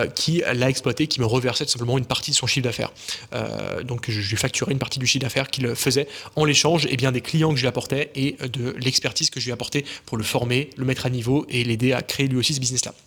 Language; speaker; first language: French; native; French